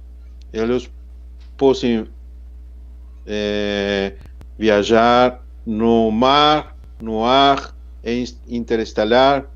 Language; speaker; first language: Portuguese; non-native, fluent; Spanish